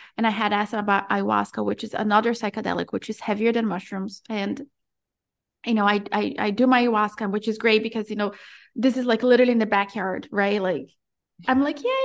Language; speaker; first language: English; non-native, fluent; Portuguese